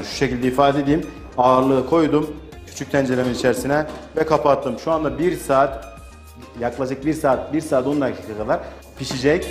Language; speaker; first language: Turkish; native; Turkish